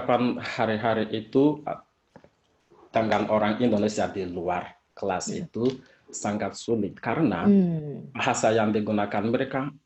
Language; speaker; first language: Indonesian; non-native, fluent; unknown